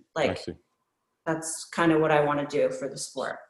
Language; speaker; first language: English; native; English